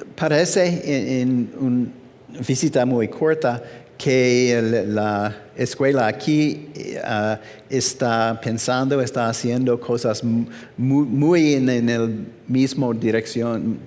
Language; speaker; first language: Spanish; non-native, learner; English